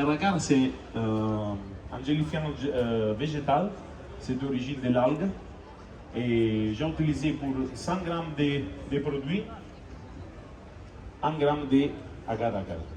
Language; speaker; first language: French; non-native, learner; Italian